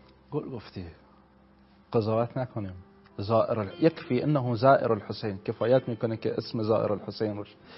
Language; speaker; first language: Persian; non-native, fluent; Arabic